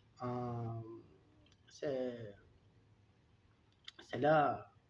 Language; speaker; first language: French; non-native, learner; Turkish